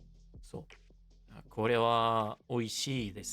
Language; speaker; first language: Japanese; non-native, learner; English